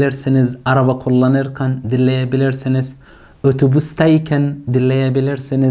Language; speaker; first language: Turkish; non-native, fluent; Arabic